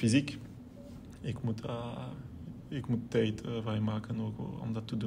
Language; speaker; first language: Dutch; non-native, local second language; French